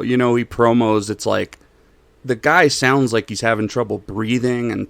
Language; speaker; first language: English; native; English